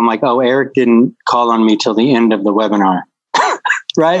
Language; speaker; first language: English; native; English